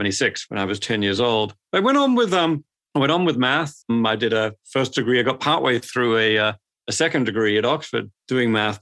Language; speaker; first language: English; native; English